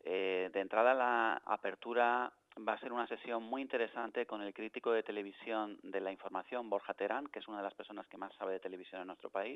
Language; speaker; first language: Spanish; native; Spanish